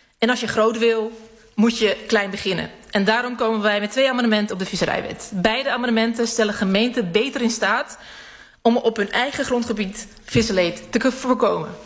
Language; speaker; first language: Dutch; early bilingual, other home language; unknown